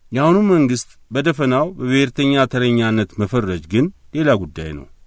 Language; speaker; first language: Amharic; native; Amharic